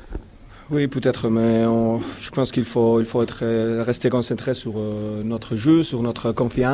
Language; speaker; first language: French; non-native, fluent; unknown